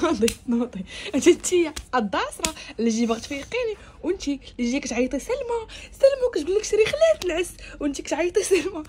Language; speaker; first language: Arabic; native; Arabic